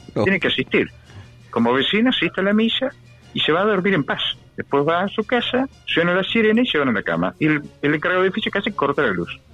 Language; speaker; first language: Spanish; native; Spanish